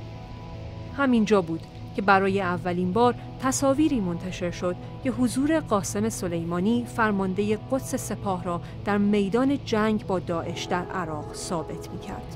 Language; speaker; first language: Persian; native; Persian